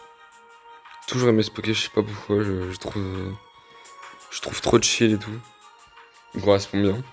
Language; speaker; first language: French; native; French